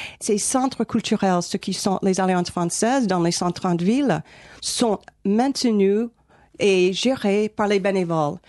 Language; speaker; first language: French; non-native, fluent; English